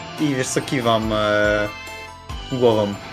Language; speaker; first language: Polish; native; Polish